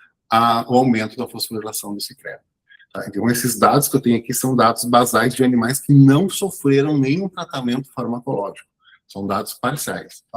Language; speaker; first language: Portuguese; native; Portuguese